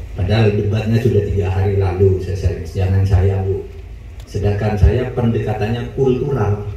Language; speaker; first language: Indonesian; non-native, local second language; Madurese